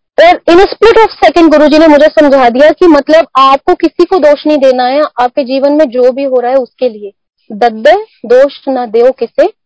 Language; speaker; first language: Hindi; non-native, local second language; Punjabi